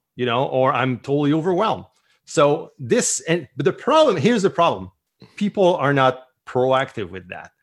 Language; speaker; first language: English; non-native, fluent; French